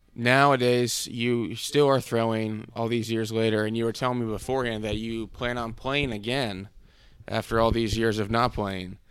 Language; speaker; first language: English; native; English